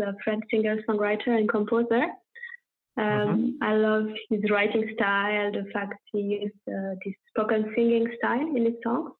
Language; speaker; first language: English; non-native, fluent; French